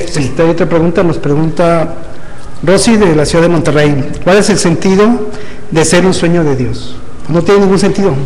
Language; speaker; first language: Spanish; native; Spanish